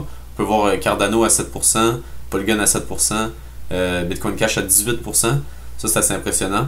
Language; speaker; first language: French; native; French